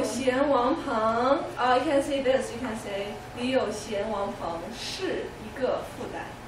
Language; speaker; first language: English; non-native, fluent; Chinese